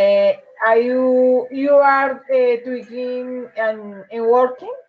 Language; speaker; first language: English; non-native, learner; Spanish